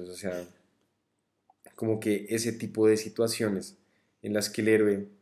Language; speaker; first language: Spanish; native; Spanish